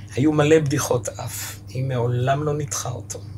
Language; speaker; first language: Hebrew; early bilingual, other home language; German